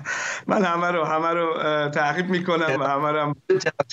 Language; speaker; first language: Persian; early bilingual, heritage; German